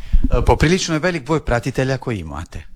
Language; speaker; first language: Serbian; native; Serbian